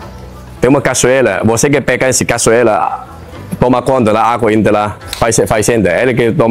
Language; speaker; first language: Portuguese; non-native, learner; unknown